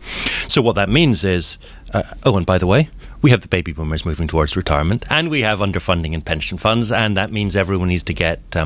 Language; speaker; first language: English; native; English